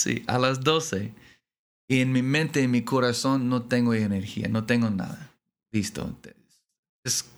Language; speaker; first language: Spanish; non-native, learner; English